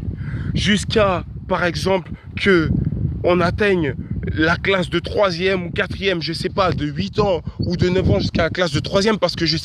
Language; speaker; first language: French; native; French